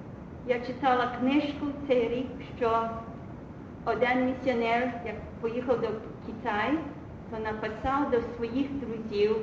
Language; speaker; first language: Ukrainian; early bilingual, heritage; Ukrainian